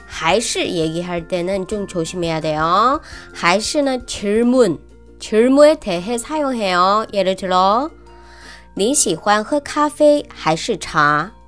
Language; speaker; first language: Korean; non-native, fluent; Chinese